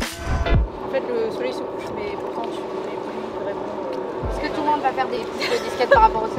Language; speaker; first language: French; native; French